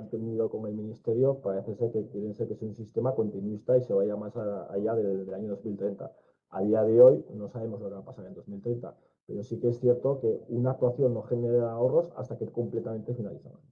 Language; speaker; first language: Spanish; native; Spanish